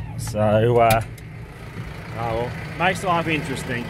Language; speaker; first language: English; native; English